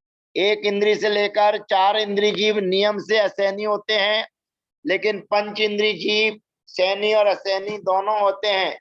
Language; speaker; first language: Hindi; native; Hindi